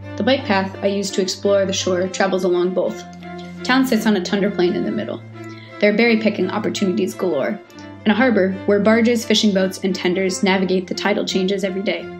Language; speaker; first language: English; native; English